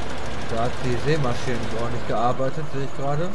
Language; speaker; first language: German; native; German